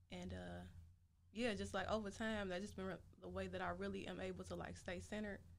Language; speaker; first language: English; native; English